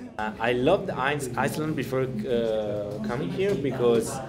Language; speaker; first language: English; non-native, learner; Italian